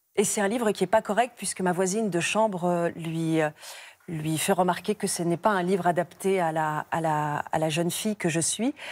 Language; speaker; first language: French; native; French